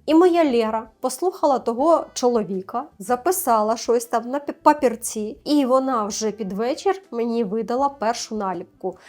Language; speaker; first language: Ukrainian; native; Ukrainian